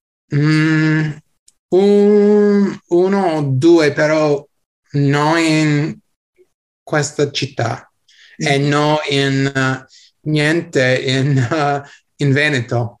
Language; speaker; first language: Italian; non-native, learner; English